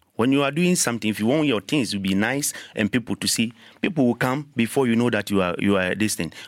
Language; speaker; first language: English; non-native, learner; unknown